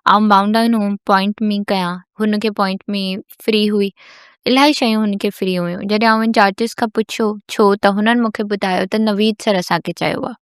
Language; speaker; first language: Sindhi; native; Sindhi